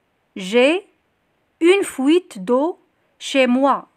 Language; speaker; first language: French; non-native, local second language; Arabic